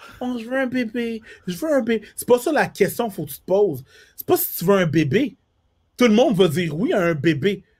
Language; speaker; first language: French; early bilingual, other home language; Haitian Creole